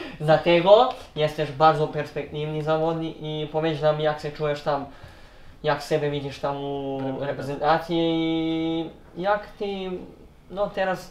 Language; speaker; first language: Polish; non-native, learner; Serbian